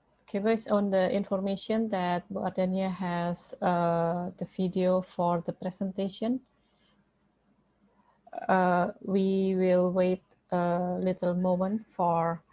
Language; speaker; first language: English; non-native, learner; Indonesian